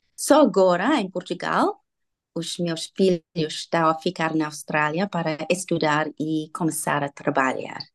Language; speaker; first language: Portuguese; non-native, learner; English